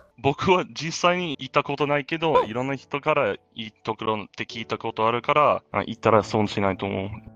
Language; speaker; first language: Japanese; non-native, fluent; English